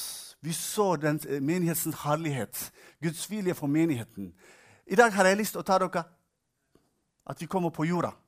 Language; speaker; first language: Norwegian; non-native, fluent; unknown